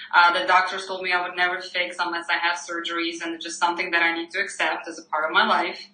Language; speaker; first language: English; non-native, fluent; Ukrainian